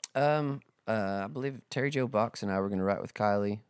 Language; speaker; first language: English; native; English